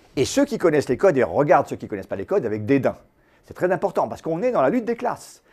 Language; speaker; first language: French; native; French